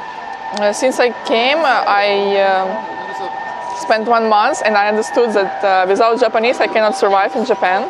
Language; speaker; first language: English; non-native, fluent; Ukrainian